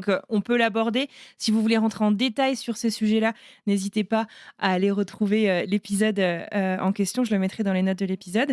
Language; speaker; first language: French; native; French